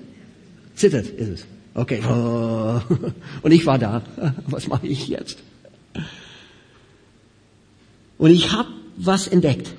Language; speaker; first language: German; non-native, fluent; English